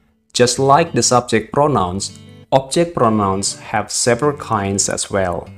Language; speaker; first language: English; non-native, fluent; Indonesian